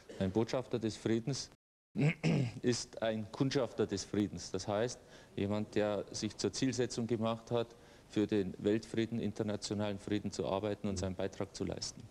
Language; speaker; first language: German; native; German